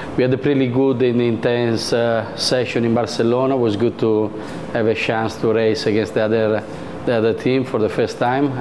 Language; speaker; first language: English; non-native, fluent; Italian